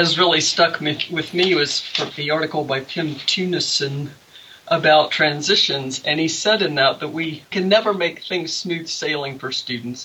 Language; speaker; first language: English; native; English